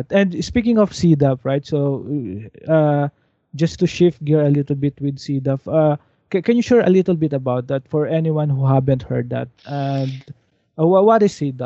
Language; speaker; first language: English; non-native, local second language; Filipino